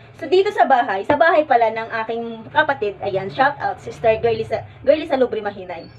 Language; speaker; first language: Filipino; native; Filipino